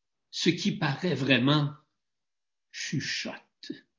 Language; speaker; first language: French; native; French